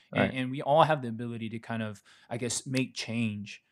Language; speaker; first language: English; native; English